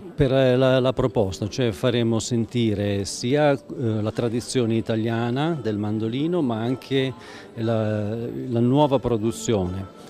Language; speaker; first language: Italian; native; Italian